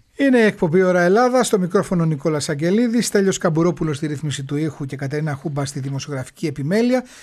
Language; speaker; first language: Greek; native; Greek